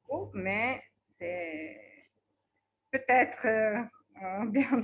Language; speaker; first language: French; non-native, fluent; Portuguese